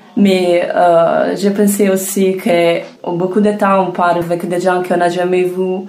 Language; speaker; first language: French; non-native, fluent; Italian